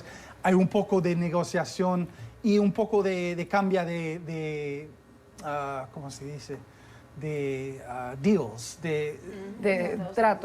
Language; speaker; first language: Spanish; non-native, fluent; English